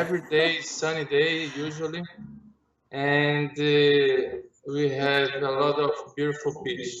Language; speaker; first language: English; non-native, learner; Portuguese